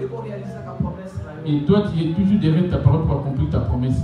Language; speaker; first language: French; non-native, local second language; Lingala